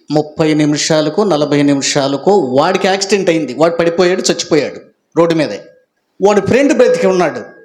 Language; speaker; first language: Telugu; native; Telugu